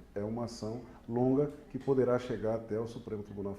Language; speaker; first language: Portuguese; native; Portuguese